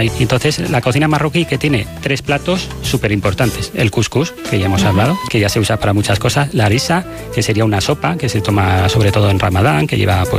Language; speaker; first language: Spanish; native; Spanish